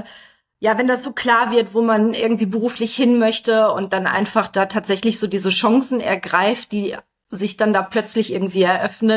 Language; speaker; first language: German; native; German